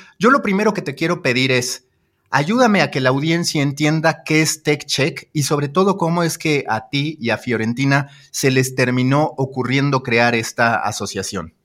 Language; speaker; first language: Spanish; native; Spanish